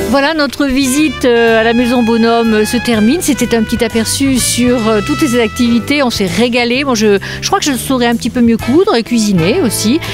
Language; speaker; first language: French; native; French